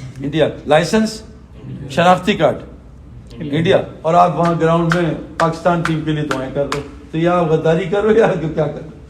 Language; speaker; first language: Urdu; native; Urdu